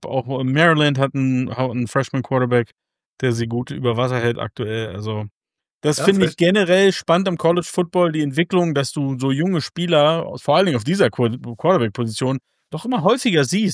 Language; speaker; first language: German; native; German